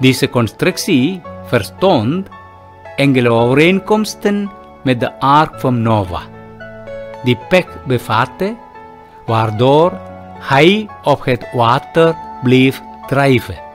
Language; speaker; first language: Dutch; non-native, fluent; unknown